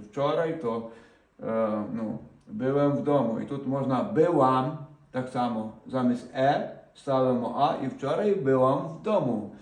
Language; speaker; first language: Polish; non-native, fluent; Ukrainian